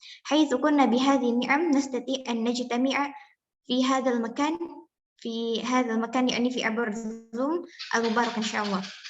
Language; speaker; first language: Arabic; non-native, learner; Indonesian